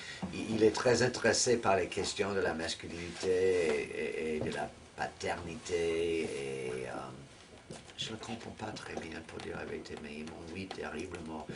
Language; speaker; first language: French; non-native, fluent; English